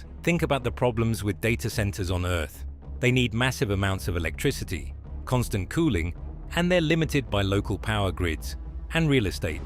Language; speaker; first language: English; native; English